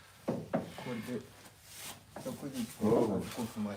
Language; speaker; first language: Japanese; native; Japanese